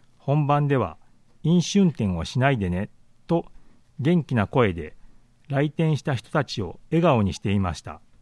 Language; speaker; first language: Japanese; native; Japanese